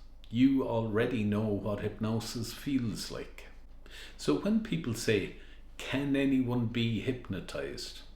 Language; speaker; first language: English; native; English